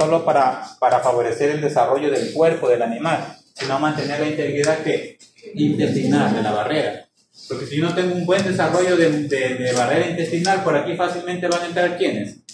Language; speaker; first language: Spanish; native; Spanish